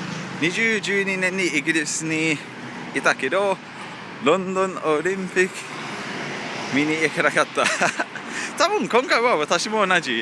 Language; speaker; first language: Japanese; non-native, learner; English